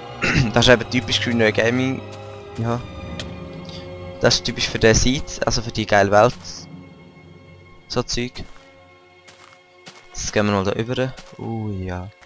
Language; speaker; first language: German; native; German